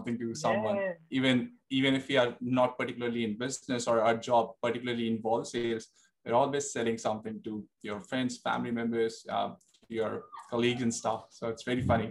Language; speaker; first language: English; non-native, local second language; Hindi